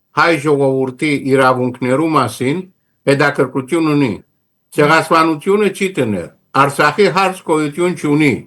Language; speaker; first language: Armenian; early bilingual, heritage; Armenian